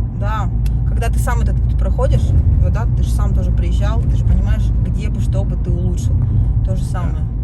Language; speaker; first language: Russian; native; Russian